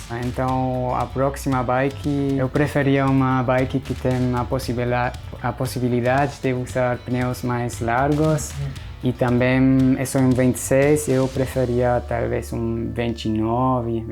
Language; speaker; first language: Portuguese; non-native, fluent; German